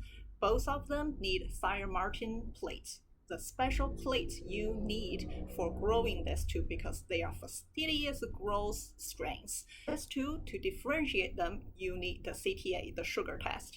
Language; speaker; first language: English; non-native, fluent; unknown